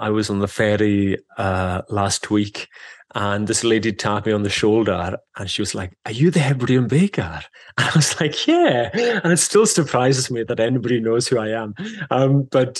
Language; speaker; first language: English; non-native, local second language; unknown